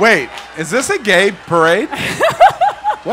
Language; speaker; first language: English; native; English